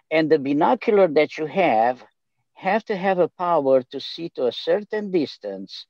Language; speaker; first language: English; non-native, fluent; Romanian